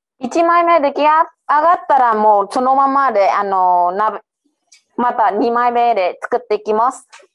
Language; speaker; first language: Japanese; non-native, learner; Vietnamese